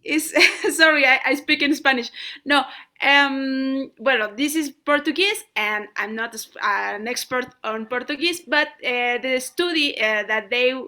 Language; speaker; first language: English; non-native, learner; Spanish